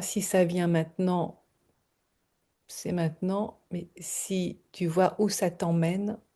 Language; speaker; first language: French; native; French